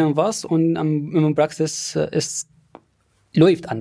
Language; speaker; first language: German; non-native, fluent; Arabic